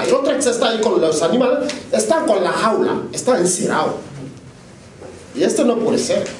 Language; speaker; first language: Spanish; non-native, learner; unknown